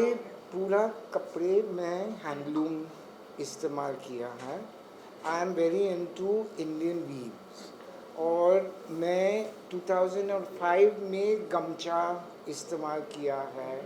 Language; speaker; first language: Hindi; non-native, local second language; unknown